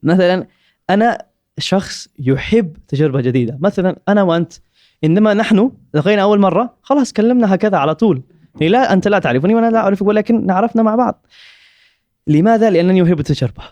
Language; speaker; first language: Arabic; non-native, learner; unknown